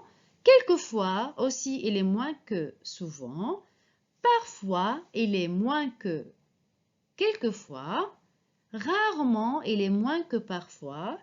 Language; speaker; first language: French; non-native, fluent; Arabic